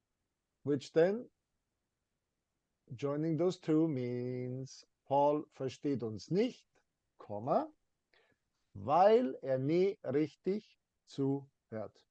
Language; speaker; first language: German; non-native, fluent; English